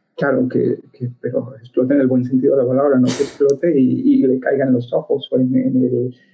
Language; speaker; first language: Spanish; native; Spanish